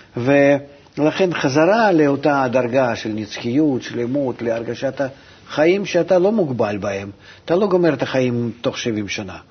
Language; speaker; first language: Hebrew; non-native, fluent; Russian